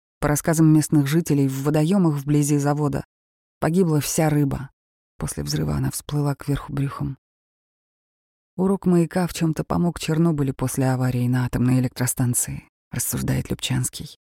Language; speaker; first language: Russian; native; Russian